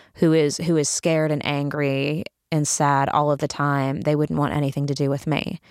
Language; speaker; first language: English; native; English